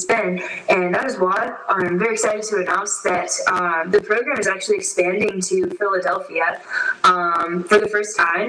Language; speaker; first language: English; native; English